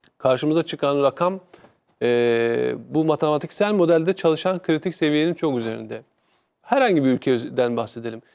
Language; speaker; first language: Turkish; native; Turkish